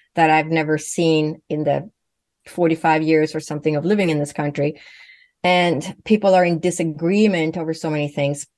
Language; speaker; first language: English; non-native, fluent; Swedish